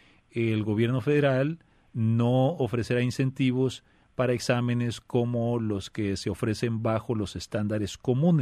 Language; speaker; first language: Spanish; native; Spanish